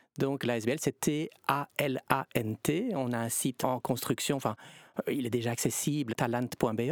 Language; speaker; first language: French; native; French